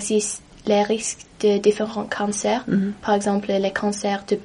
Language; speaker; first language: French; non-native, learner; English